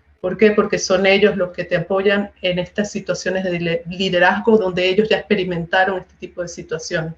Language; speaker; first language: Spanish; native; Spanish